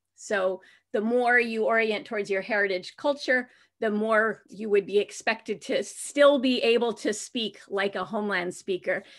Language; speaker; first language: English; native; English